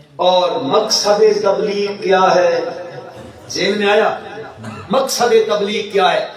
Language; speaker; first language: Urdu; non-native, local second language; Punjabi